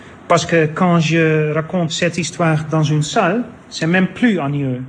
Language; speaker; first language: French; non-native, fluent; Dutch